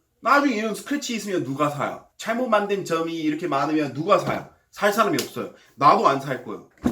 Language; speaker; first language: Korean; non-native, fluent; English